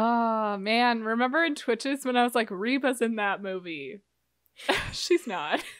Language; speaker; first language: English; native; English